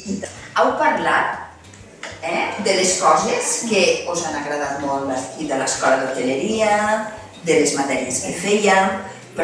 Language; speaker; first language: Catalan; native; Catalan